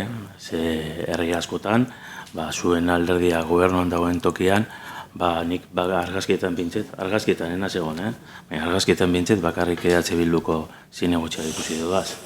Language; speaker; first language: Basque; native; Basque